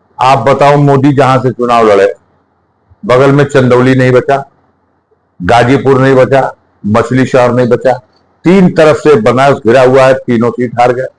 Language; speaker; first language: Hindi; native; Hindi